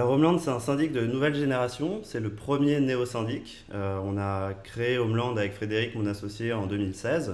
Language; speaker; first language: French; native; French